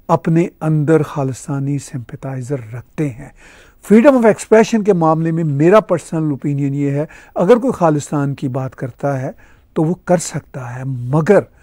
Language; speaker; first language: Urdu; non-native, local second language; Punjabi